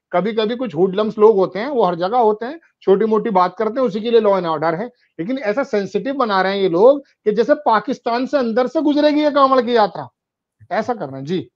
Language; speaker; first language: Hindi; native; Hindi